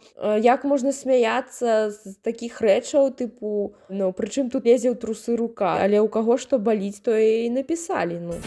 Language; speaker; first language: Belarusian; non-native, local second language; Russian